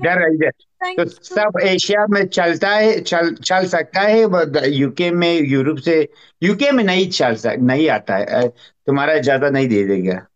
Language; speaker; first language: Hindi; non-native, learner; Persian